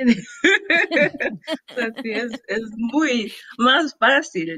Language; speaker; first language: Spanish; non-native, learner; English